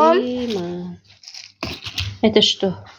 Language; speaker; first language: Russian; non-native, fluent; Tajik